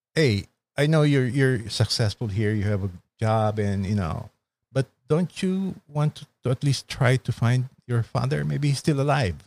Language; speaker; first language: English; non-native, local second language; Filipino